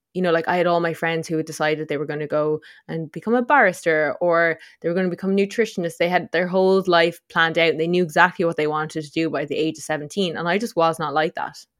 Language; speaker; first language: English; native; English